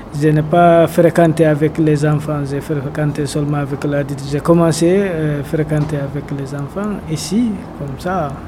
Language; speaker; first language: French; non-native, local second language; Fula